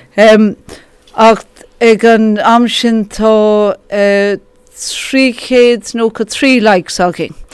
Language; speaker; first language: Irish; non-native, local second language; English